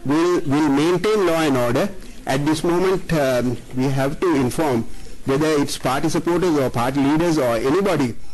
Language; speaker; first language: English; non-native, local second language; Sinhala